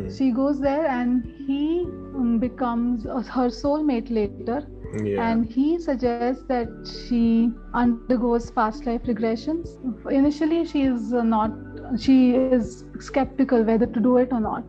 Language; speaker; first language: English; non-native, local second language; Marathi